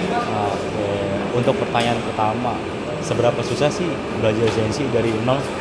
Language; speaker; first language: Indonesian; native; Indonesian